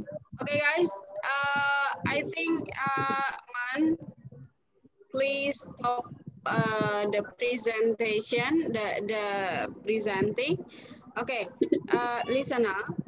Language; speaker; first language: English; non-native, learner; Indonesian